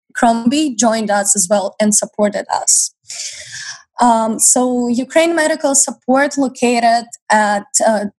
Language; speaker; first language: English; non-native, fluent; Ukrainian